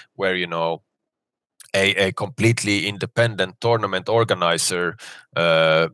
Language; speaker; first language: English; non-native, fluent; Finnish